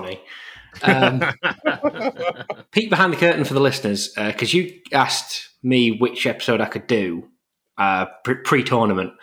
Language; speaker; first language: English; native; English